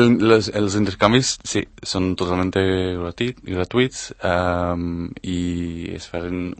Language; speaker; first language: Catalan; non-native, fluent; Spanish